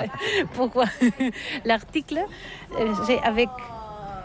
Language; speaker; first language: French; non-native, learner; Catalan